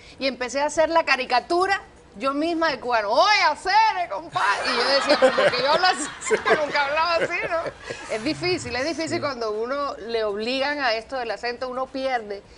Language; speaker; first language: Spanish; native; Spanish